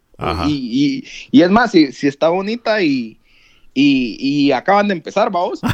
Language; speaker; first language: Spanish; native; Spanish